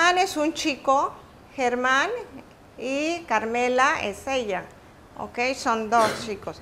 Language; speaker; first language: Spanish; native; Spanish